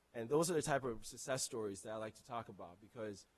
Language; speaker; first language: English; non-native, local second language; Akan